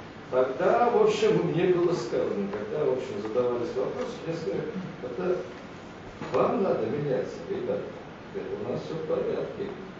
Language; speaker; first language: Russian; native; Russian